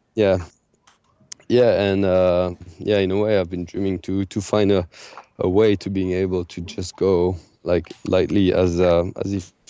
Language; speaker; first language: English; non-native, fluent; French